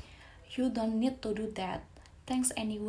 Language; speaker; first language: English; non-native, fluent; Indonesian